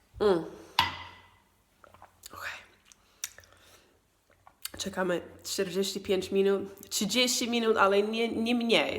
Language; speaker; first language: Polish; non-native, learner; English